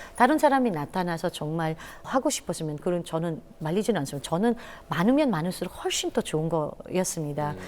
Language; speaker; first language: Korean; non-native, fluent; Filipino